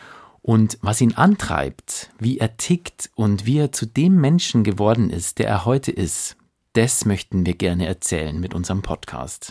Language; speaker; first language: German; native; German